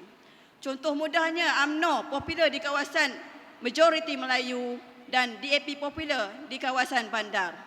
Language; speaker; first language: Malay; native; Malay